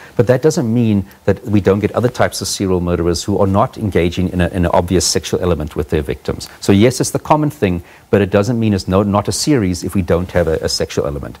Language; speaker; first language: English; native; English